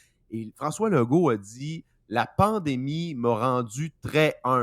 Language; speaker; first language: French; native; French